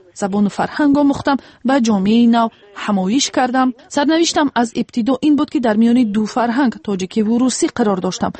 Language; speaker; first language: Persian; native; Persian